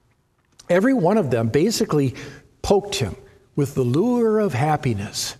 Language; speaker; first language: English; native; English